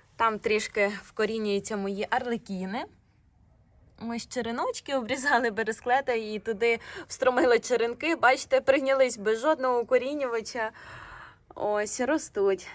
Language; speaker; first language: Ukrainian; non-native, local second language; Russian